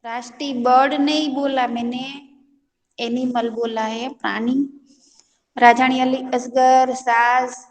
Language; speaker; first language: Hindi; non-native, local second language; Gujarati